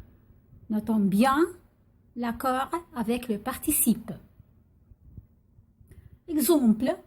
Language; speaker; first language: French; non-native, fluent; Arabic